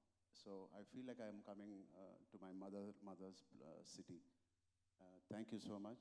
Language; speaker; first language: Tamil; non-native, local second language; Telugu